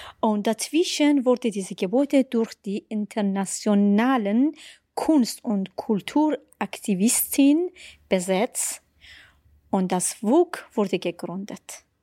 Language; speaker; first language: German; non-native, fluent; Persian